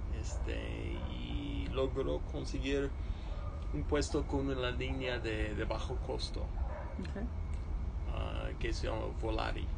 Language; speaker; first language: Spanish; non-native, fluent; English